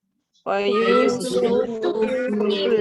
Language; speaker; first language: Arabic; non-native, learner; Indonesian